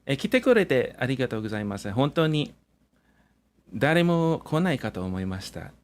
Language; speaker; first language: Japanese; non-native, fluent; English